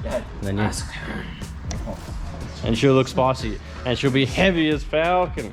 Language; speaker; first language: English; native; English